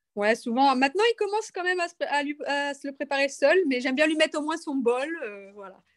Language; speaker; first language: French; native; French